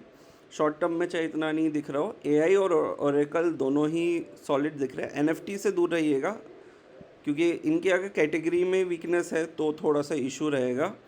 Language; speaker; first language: Hindi; native; Hindi